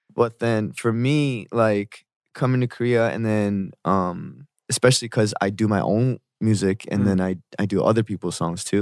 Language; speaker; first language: English; early bilingual, other home language; Korean